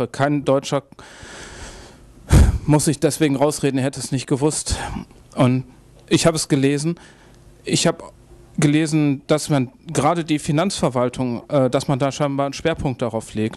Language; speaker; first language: German; native; German